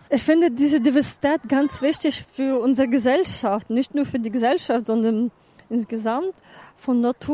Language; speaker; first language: German; non-native, fluent; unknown